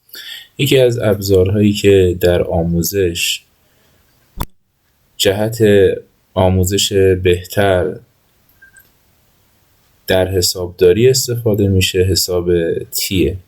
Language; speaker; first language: Persian; native; Persian